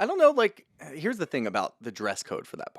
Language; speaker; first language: English; native; English